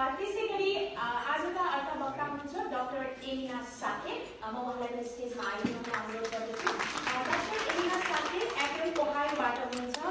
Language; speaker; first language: Nepali; early bilingual, heritage; Nepali